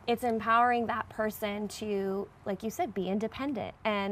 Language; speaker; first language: English; native; English